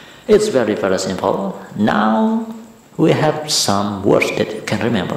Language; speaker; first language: English; non-native, fluent; Indonesian